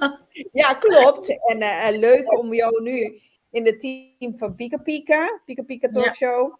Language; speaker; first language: Dutch; non-native, local second language; Papiamento